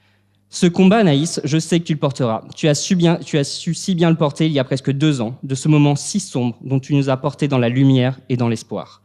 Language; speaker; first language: French; native; French